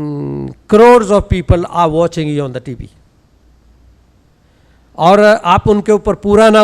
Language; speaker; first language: Hindi; native; Hindi